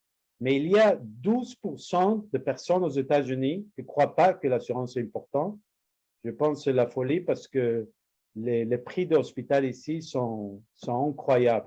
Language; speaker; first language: French; non-native, learner; Spanish